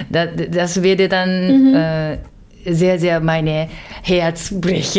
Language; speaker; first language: German; non-native, learner; Japanese